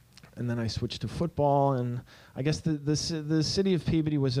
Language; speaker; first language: English; native; English